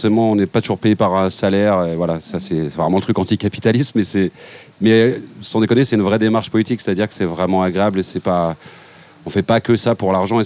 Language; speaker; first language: French; native; French